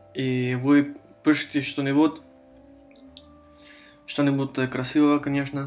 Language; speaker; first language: Russian; non-native, fluent; Spanish